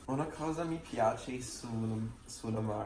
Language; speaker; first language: Italian; non-native, learner; English